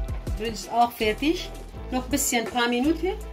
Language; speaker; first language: German; non-native, learner; Kurdish